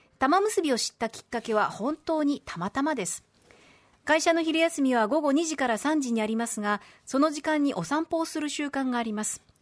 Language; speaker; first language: Japanese; native; Japanese